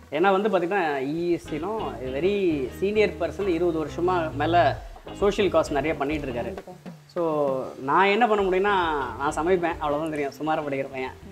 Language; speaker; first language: Tamil; native; Tamil